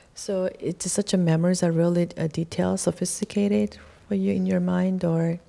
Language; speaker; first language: English; non-native, fluent; Korean